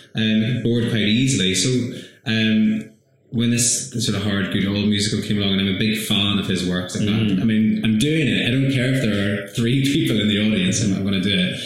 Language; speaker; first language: English; native; English